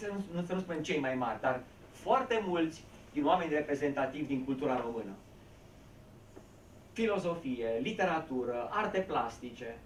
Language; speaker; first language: Romanian; native; Romanian